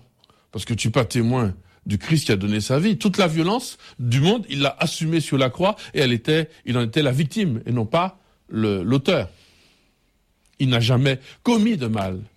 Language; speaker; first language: French; native; French